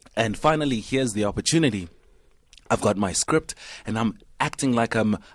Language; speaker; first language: English; non-native, local second language; Xhosa